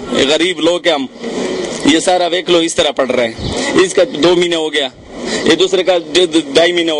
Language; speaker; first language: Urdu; non-native, local second language; Pashto